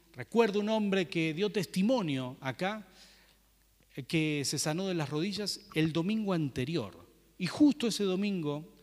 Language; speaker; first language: Spanish; native; Spanish